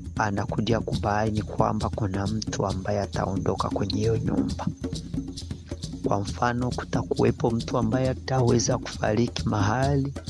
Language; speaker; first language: Swahili; non-native, local second language; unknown